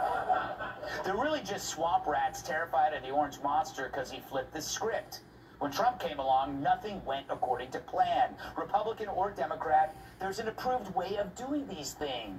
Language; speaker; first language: English; native; English